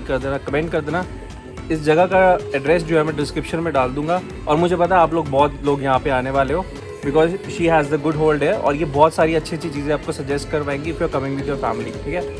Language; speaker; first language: Hindi; native; Hindi